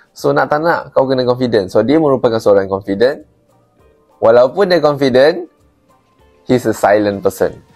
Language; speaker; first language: Malay; non-native, local second language; Chinese